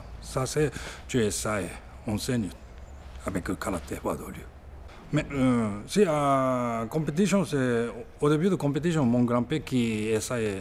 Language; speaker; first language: French; non-native, learner; Japanese